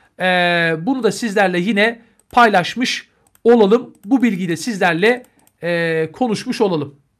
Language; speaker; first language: Turkish; native; Turkish